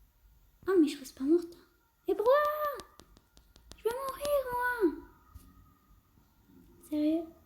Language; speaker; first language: French; early bilingual, other home language; Portuguese